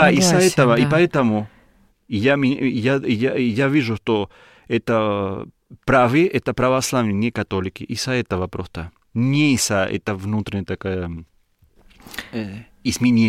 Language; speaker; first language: Russian; non-native, learner; Spanish